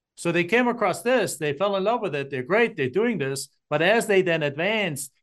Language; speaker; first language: English; non-native, fluent; German